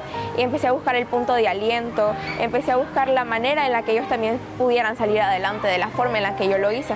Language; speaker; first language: Spanish; native; Spanish